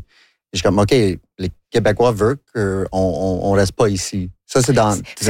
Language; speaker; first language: French; non-native, local second language; English